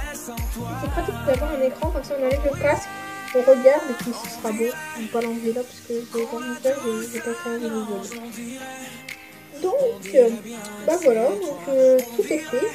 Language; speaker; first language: French; native; French